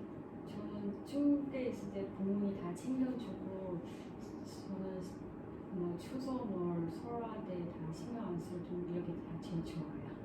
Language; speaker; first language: Korean; non-native, learner; Chinese